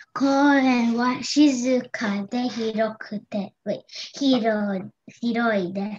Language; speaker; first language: Japanese; non-native, learner; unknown